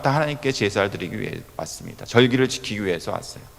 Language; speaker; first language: Korean; native; Korean